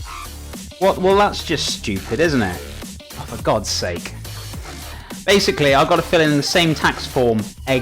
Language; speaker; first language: English; native; English